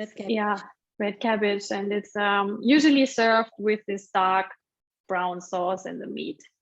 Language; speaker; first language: English; non-native, fluent; German